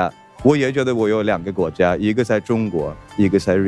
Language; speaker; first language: Chinese; non-native, fluent; Swedish